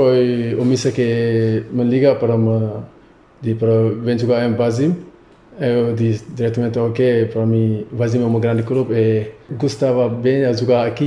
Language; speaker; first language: Portuguese; non-native, local second language; Wolof